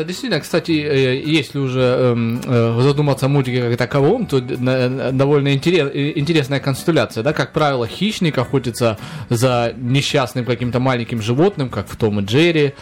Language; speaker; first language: Russian; native; Russian